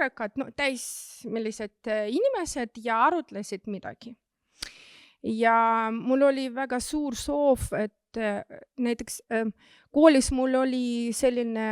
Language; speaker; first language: Estonian; non-native, local second language; Russian